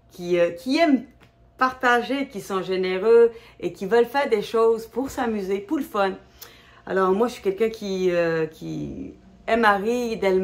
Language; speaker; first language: French; native; French